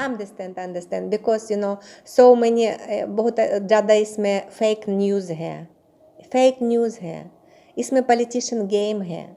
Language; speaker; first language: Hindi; non-native, learner; Russian